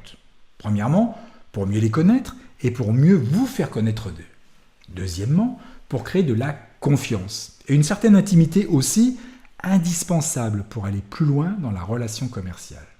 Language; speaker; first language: French; native; French